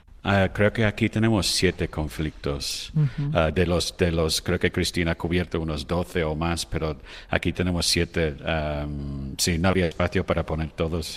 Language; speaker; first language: Spanish; non-native, fluent; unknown